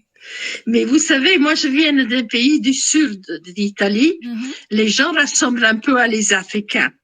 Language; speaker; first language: French; non-native, fluent; Italian